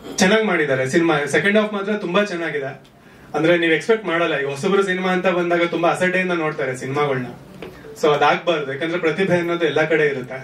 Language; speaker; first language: Kannada; native; Kannada